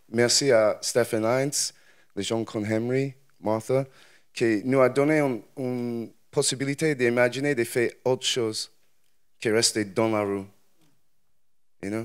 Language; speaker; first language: French; non-native, learner; English